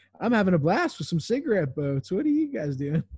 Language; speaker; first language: English; native; English